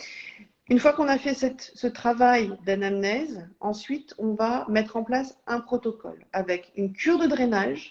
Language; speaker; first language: French; native; French